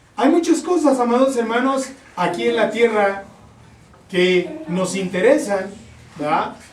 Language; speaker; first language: Spanish; native; Spanish